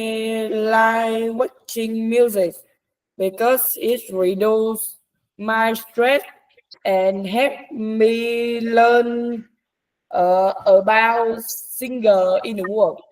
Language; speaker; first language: English; non-native, learner; Vietnamese